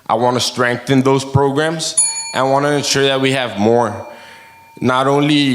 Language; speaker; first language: English; early bilingual, other home language; Spanish